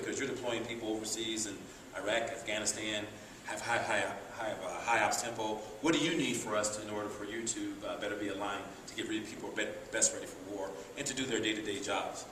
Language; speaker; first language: English; native; English